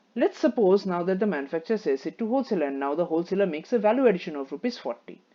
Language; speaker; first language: English; non-native, local second language; Bangla